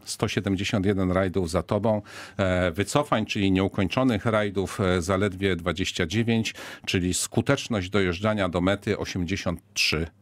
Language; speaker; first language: Polish; native; Polish